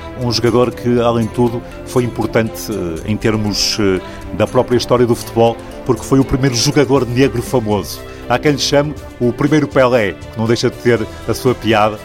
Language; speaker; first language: Portuguese; native; Portuguese